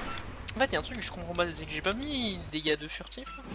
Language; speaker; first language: French; native; French